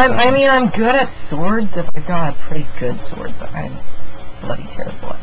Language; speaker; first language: English; native; English